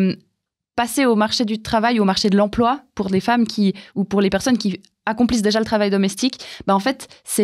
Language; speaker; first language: French; native; French